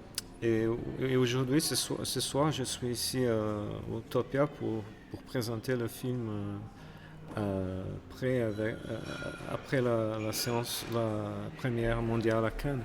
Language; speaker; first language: French; non-native, fluent; Portuguese